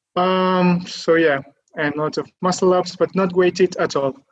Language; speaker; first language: English; non-native, fluent; Catalan